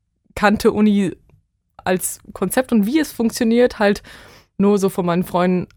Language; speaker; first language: German; non-native, fluent; Bosnian